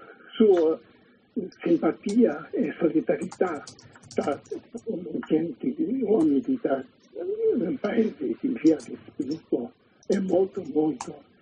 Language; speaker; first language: Italian; non-native, learner; Chinese